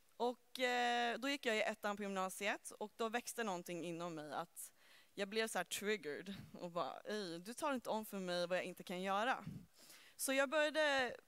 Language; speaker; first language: Swedish; early bilingual, other home language; Turkish